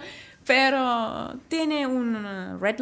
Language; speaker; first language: Spanish; non-native, learner; Finnish